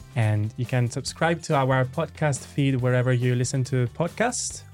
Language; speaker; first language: English; non-native, fluent; Italian